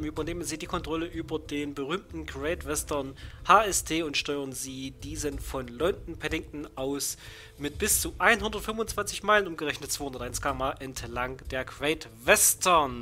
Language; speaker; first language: German; native; German